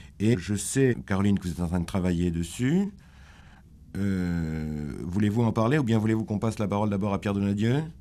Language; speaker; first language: French; native; French